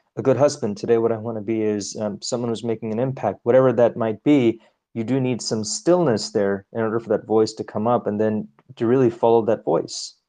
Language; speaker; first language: English; early bilingual, other home language; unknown